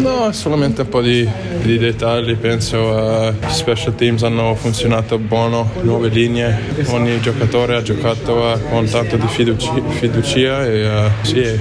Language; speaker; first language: Italian; non-native, learner; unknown